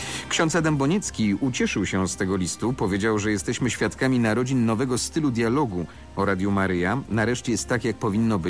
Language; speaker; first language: Polish; native; Polish